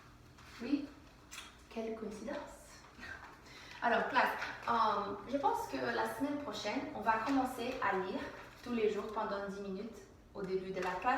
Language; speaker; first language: French; non-native, fluent; English